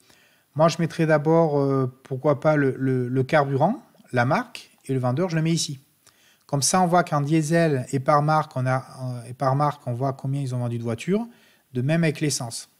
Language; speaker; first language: French; native; French